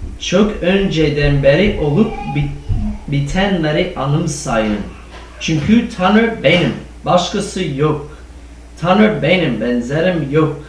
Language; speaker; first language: Turkish; non-native, fluent; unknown